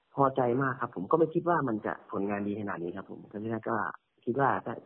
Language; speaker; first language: Thai; native; Thai